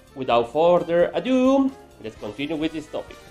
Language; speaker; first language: English; non-native, fluent; Spanish